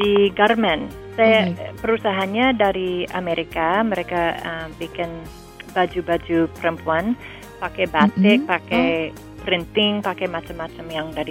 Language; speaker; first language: Indonesian; non-native, fluent; English